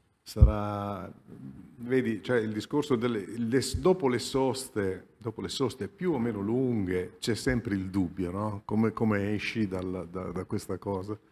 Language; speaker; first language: Italian; native; Italian